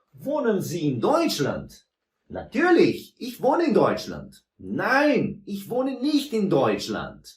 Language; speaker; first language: German; non-native, fluent; Portuguese